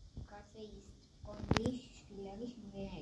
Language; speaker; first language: German; non-native, learner; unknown